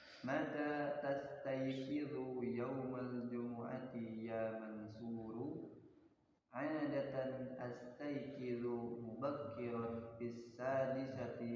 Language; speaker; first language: Arabic; non-native, learner; Indonesian